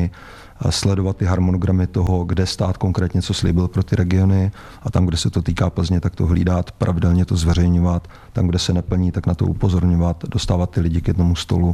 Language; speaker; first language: Czech; native; Czech